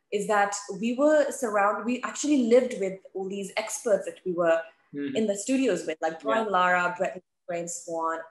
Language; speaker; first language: English; native; English